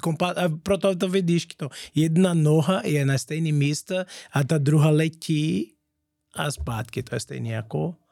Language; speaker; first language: Czech; non-native, learner; Portuguese